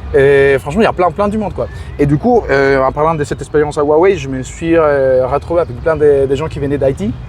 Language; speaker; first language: French; non-native, fluent; Spanish